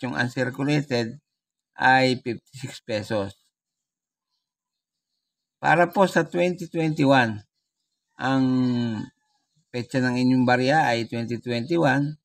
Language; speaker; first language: Filipino; native; Filipino